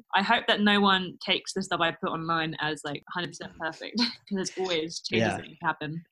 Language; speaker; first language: English; native; English